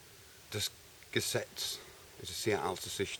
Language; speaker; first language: German; non-native, fluent; English